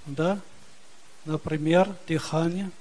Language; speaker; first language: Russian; early bilingual, heritage; Russian